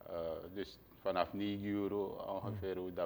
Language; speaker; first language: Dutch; non-native, local second language; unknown